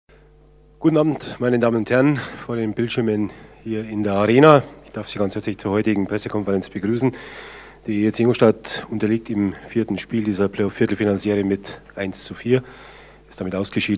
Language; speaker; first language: German; native; German